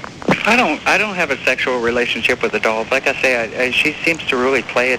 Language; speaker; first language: English; native; English